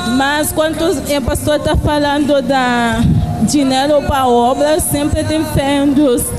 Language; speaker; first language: Portuguese; non-native, learner; Haitian Creole